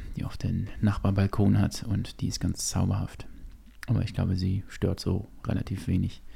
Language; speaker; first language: German; native; German